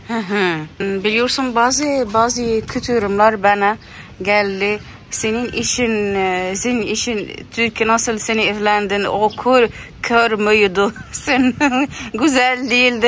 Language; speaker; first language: Turkish; non-native, learner; Arabic